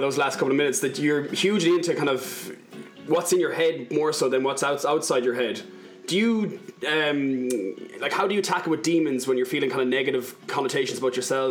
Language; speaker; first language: English; native; English